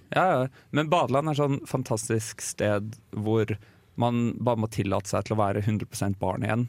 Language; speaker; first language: Norwegian; native; Norwegian